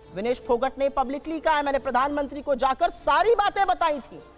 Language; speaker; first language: Hindi; native; Hindi